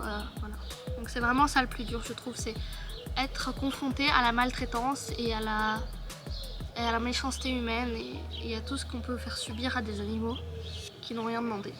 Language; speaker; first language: French; native; French